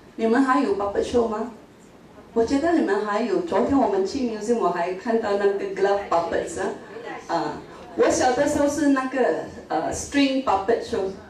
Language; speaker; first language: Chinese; non-native, local second language; Min Nan Chinese